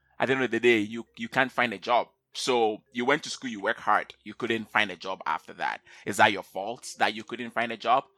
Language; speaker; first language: English; non-native, local second language; Akan